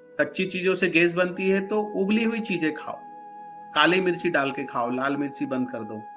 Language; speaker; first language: Hindi; non-native, local second language; Marathi